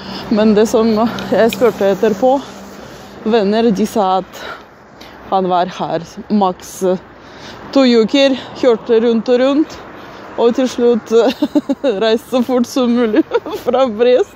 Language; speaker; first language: Norwegian; non-native, learner; Russian